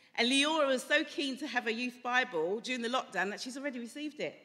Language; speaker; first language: English; native; English